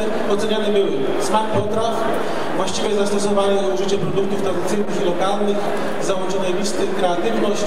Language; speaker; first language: Polish; native; Polish